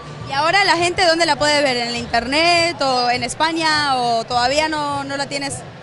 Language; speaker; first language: Spanish; native; Spanish